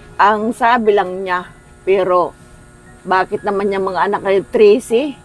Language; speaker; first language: Filipino; non-native, local second language; Waray